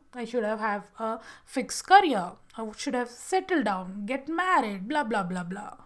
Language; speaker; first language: English; non-native, local second language; Gujarati